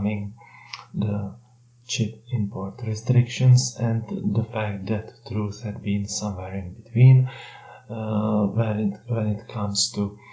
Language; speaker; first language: English; non-native, fluent; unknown